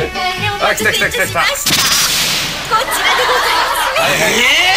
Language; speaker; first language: Japanese; native; Japanese